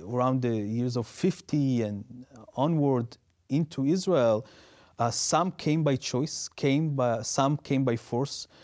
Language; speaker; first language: English; non-native, fluent; Hebrew